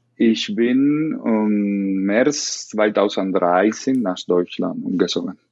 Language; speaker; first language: German; non-native, learner; Spanish